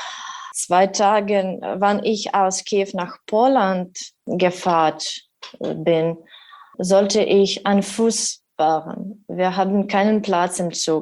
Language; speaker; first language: German; non-native, learner; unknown